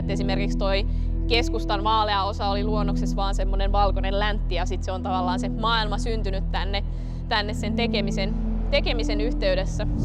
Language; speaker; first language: Finnish; native; Finnish